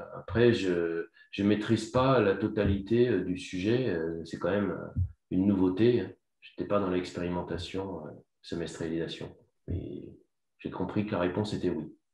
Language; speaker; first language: French; native; French